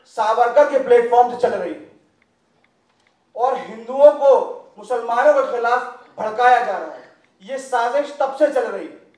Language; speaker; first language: Hindi; native; Hindi